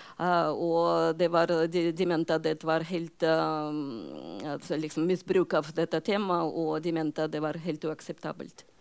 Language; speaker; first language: Norwegian; non-native, fluent; Russian